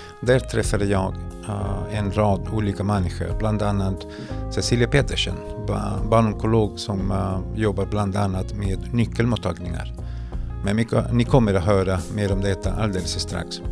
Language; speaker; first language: Swedish; non-native, fluent; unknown